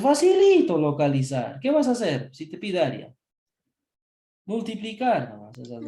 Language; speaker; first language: Spanish; native; Spanish